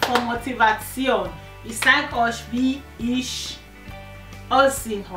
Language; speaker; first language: German; non-native, learner; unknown